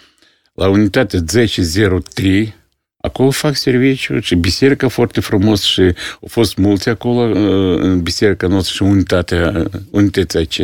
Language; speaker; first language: Romanian; non-native, local second language; Russian